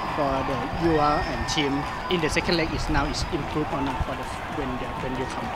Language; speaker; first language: English; non-native, learner; Thai